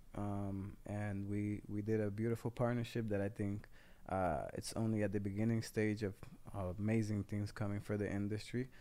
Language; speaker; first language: English; non-native, fluent; Spanish